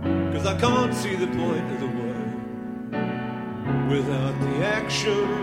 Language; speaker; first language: English; native; English